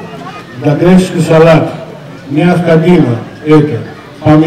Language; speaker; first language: Russian; non-native, learner; Greek